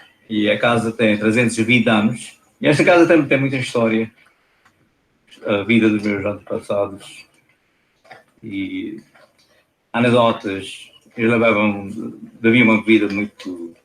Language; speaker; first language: Portuguese; non-native, fluent; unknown